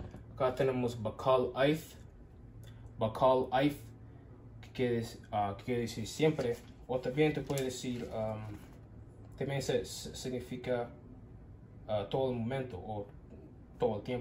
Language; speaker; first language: Spanish; non-native, learner; English